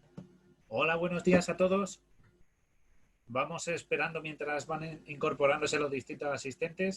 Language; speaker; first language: Spanish; native; Spanish